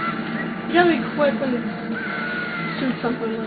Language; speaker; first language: English; native; English